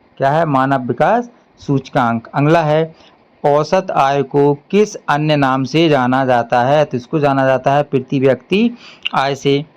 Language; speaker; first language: Hindi; native; Hindi